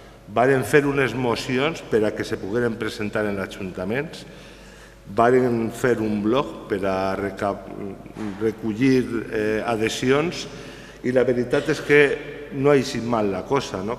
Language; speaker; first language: Catalan; non-native, local second language; Spanish